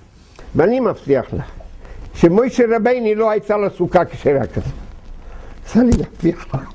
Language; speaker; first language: Hebrew; non-native, fluent; Yiddish